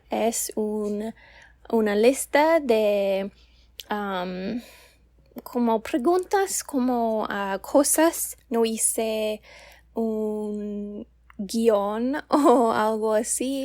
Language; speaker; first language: Spanish; non-native, learner; English